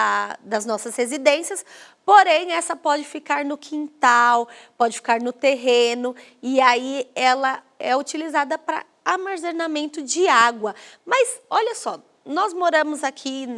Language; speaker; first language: Portuguese; native; Portuguese